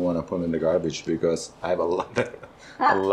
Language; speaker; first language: English; non-native, fluent; Italian